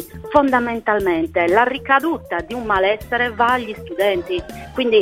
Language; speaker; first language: Italian; native; Italian